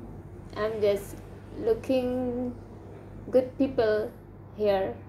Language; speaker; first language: English; non-native, learner; Indonesian